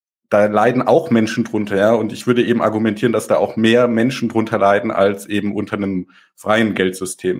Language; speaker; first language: German; native; German